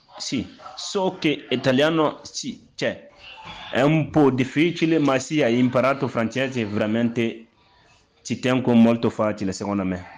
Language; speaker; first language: Italian; non-native, learner; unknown